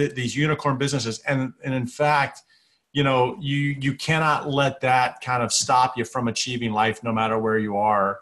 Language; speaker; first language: English; native; English